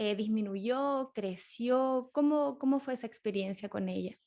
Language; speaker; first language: Spanish; native; Spanish